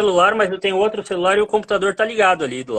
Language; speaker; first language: Portuguese; native; Portuguese